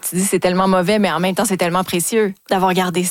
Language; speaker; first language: French; native; French